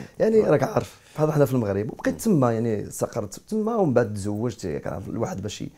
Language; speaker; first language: Arabic; native; Arabic